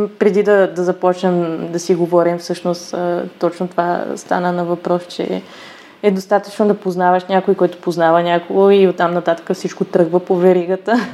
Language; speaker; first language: Bulgarian; native; Bulgarian